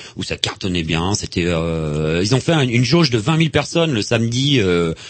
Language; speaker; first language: French; native; French